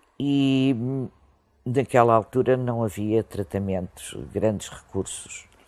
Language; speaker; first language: Portuguese; native; Portuguese